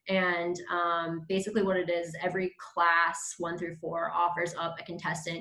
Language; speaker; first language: English; native; English